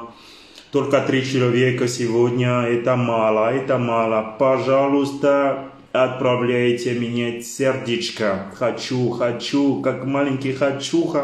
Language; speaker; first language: Russian; non-native, learner; French